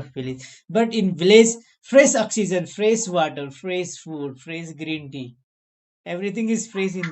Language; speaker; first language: English; non-native, learner; Nepali